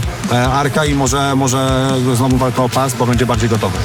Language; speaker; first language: Polish; native; Polish